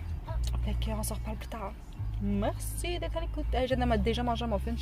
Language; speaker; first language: French; native; French